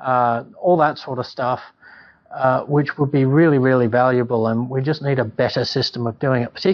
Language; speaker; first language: English; native; English